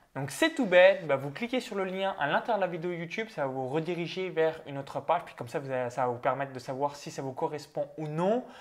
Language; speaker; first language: French; native; French